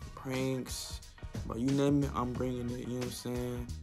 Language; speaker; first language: English; native; English